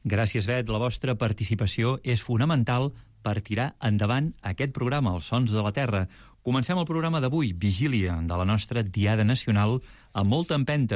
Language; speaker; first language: Catalan; native; Catalan